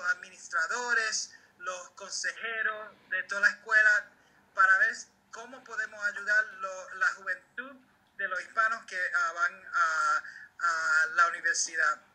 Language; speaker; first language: Spanish; early bilingual, heritage; Spanish